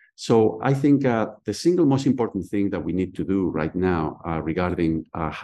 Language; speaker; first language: English; non-native, fluent; Spanish